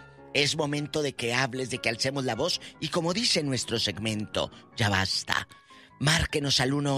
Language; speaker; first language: Spanish; native; Spanish